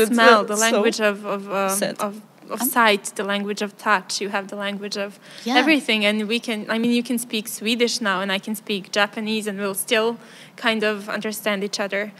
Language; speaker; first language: English; non-native, fluent; Serbian